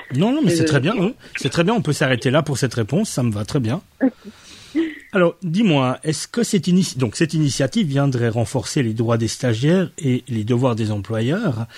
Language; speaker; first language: French; native; French